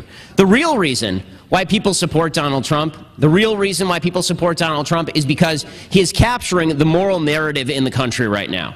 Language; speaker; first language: English; native; English